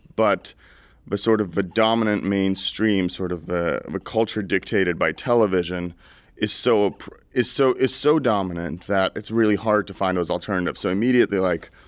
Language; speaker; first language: English; early bilingual, other home language; Russian